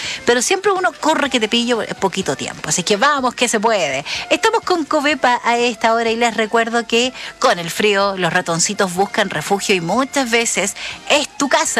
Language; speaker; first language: Spanish; native; Spanish